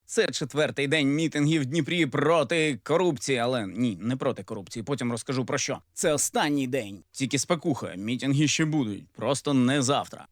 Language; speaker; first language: Ukrainian; non-native, local second language; Russian